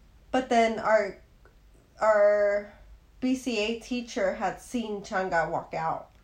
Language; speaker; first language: English; early bilingual, other home language; Spanish